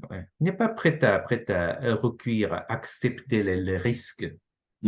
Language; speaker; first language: French; non-native, fluent; Japanese